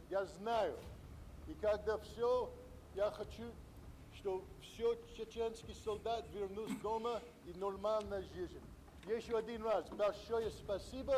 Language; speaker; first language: Russian; non-native, learner; English